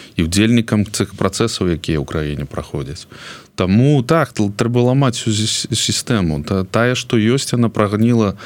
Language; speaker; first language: Belarusian; non-native, local second language; Russian